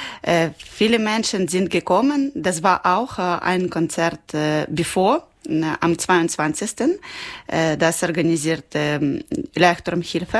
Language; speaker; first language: German; non-native, learner; Ukrainian